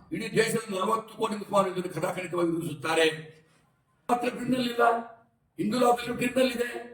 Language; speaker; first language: Kannada; non-native, local second language; Urdu